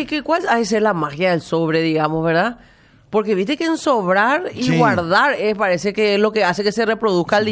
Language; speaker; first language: Spanish; native; Spanish